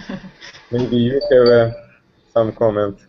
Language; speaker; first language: English; non-native, learner; Russian